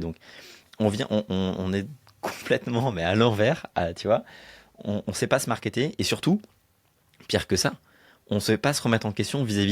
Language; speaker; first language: French; native; French